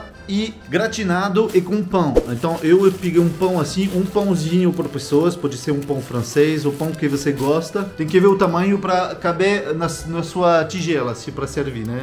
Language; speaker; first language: Portuguese; non-native, fluent; French